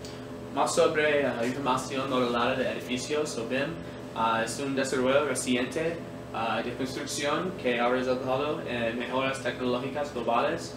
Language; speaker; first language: Spanish; non-native, learner; English